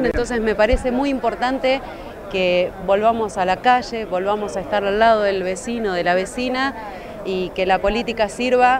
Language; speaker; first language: Spanish; native; Spanish